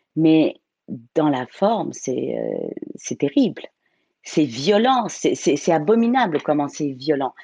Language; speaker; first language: French; native; French